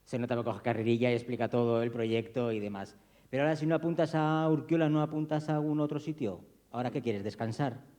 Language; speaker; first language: Spanish; non-native, local second language; Basque